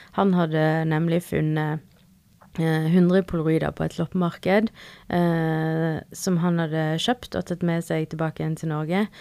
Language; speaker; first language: Norwegian; early bilingual, other home language; Spanish